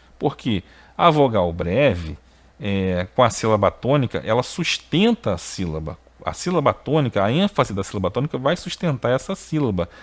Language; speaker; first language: Portuguese; native; Portuguese